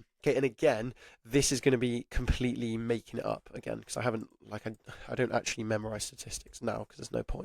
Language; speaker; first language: English; native; English